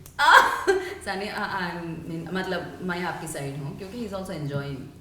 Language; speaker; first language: Hindi; non-native, local second language; Telugu